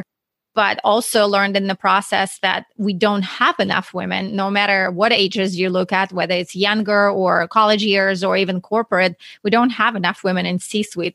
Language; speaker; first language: English; non-native, fluent; Russian